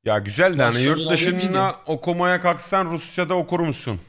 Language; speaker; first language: Turkish; native; Turkish